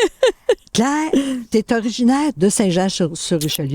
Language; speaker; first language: French; native; French